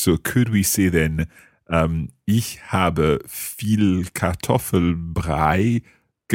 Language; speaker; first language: German; non-native, fluent; English